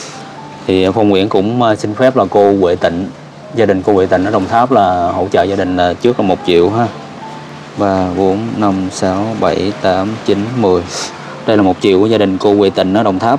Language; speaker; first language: Vietnamese; native; Vietnamese